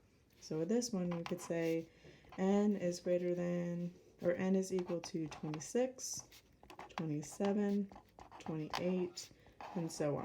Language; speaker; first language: English; native; English